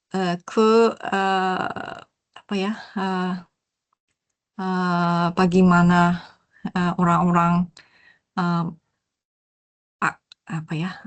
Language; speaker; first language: Indonesian; non-native, learner; Japanese